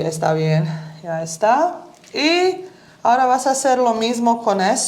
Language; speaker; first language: Spanish; early bilingual, heritage; Bosnian